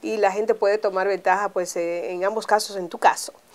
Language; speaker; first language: Spanish; native; Spanish